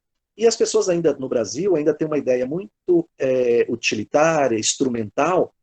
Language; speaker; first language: Portuguese; native; Portuguese